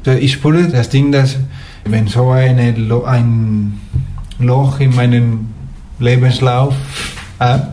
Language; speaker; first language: German; non-native, fluent; Spanish